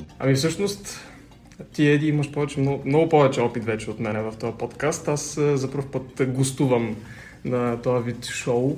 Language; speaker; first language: Bulgarian; native; Bulgarian